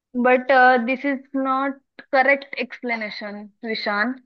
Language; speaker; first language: Hindi; non-native, local second language; Marathi